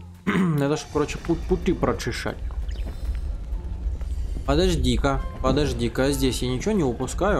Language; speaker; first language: Russian; native; Russian